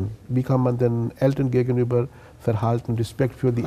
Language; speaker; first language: German; non-native, fluent; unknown